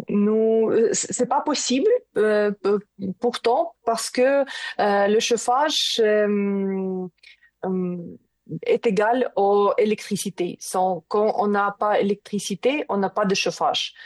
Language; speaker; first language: French; non-native, learner; Ukrainian